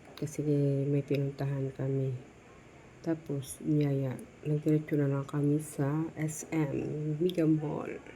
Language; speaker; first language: Filipino; non-native, local second language; Hiligaynon